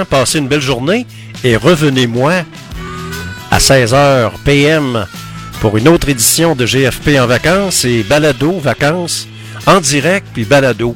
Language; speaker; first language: French; native; French